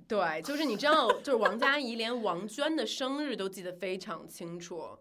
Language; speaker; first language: Chinese; native; Chinese